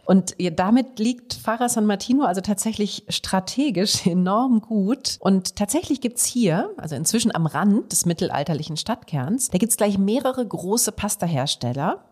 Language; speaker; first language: German; native; German